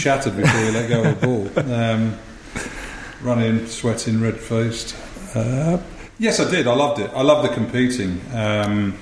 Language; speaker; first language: English; native; English